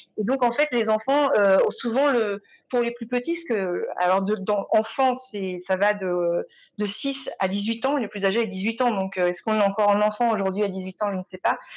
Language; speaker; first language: French; native; French